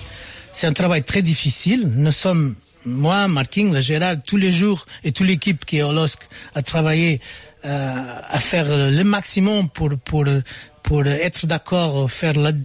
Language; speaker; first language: French; non-native, fluent; Portuguese